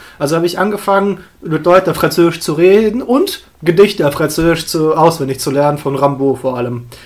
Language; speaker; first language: German; early bilingual, other home language; Russian